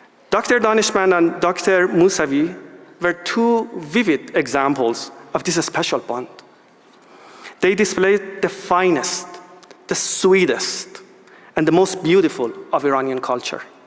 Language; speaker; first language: English; non-native, fluent; Persian